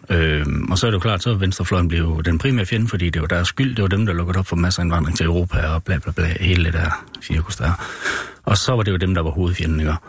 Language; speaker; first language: Danish; native; Danish